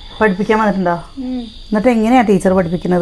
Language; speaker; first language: Malayalam; native; Malayalam